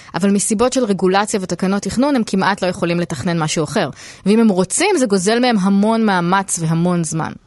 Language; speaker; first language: Hebrew; native; Hebrew